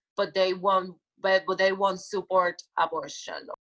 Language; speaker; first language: English; non-native, fluent; Spanish